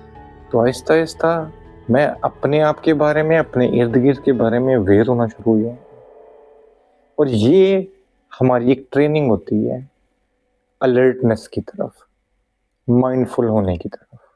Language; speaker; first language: Hindi; non-native, local second language; Punjabi